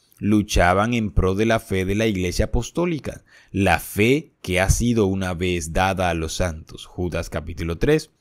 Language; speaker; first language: Spanish; native; Spanish